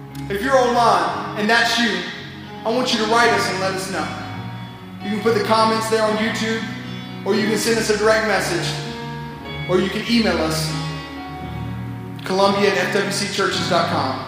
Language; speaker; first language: English; native; English